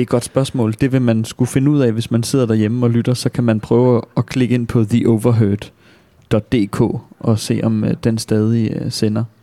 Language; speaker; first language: Danish; native; Danish